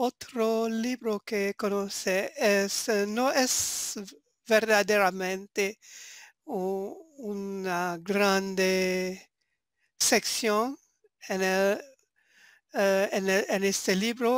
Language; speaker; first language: Spanish; non-native, fluent; French